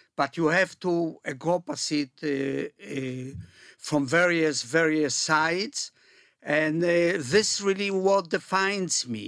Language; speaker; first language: English; non-native, fluent; Polish